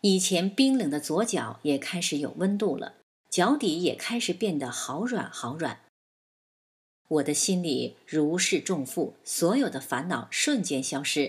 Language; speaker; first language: Chinese; native; Chinese